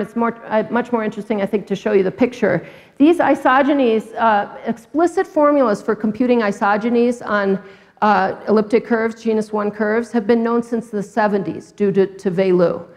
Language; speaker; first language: English; native; English